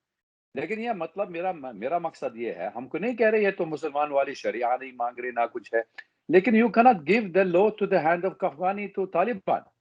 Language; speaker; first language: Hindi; non-native, fluent; Arabic